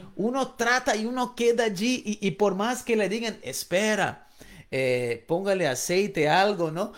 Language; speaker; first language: Spanish; non-native, fluent; Portuguese